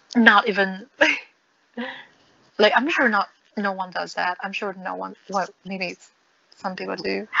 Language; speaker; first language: English; non-native, fluent; Vietnamese